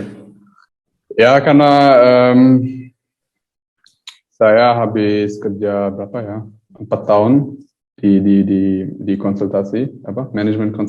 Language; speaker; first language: Indonesian; early bilingual, heritage; German